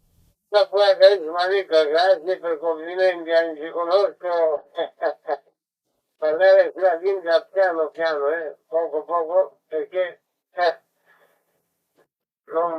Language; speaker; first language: Italian; non-native, learner; Greek